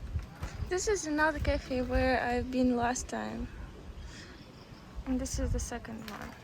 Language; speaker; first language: English; non-native, learner; Russian